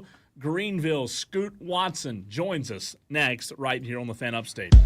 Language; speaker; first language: English; native; English